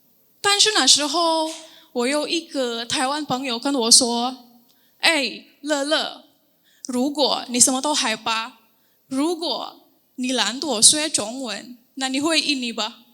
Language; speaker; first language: Chinese; non-native, learner; Indonesian